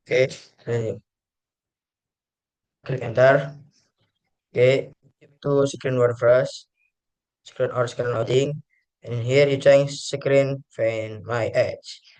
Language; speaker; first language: English; non-native, learner; Indonesian